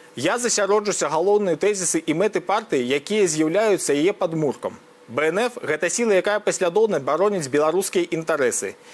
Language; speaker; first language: Belarusian; native; Belarusian